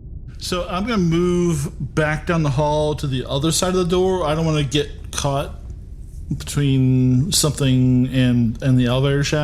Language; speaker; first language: English; native; English